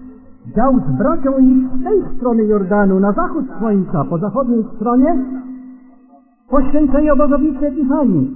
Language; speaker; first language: Polish; native; Polish